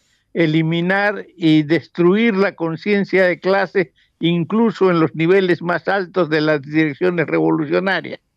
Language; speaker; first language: Spanish; native; Spanish